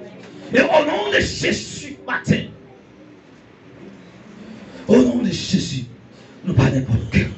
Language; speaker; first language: French; non-native, learner; Haitian Creole